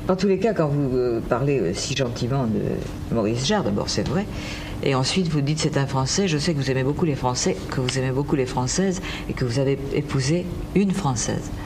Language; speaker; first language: French; native; French